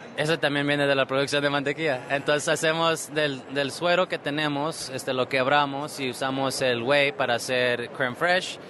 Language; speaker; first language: Spanish; early bilingual, heritage; Spanish